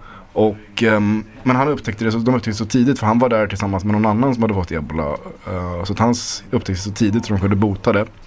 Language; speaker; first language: Swedish; native; Swedish